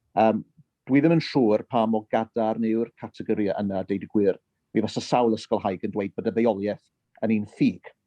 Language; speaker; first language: Welsh; early bilingual, heritage; Welsh